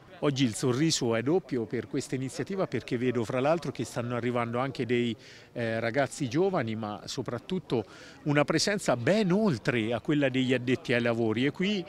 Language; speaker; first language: Italian; native; Italian